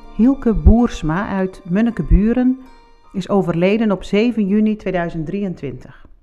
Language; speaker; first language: Dutch; non-native, local second language; Western Frisian